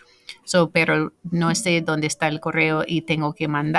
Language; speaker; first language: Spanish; non-native, fluent; English